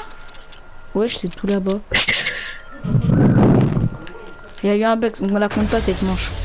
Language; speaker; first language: French; native; French